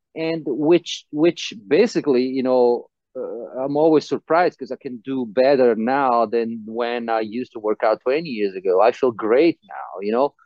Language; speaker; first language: English; non-native, fluent; Italian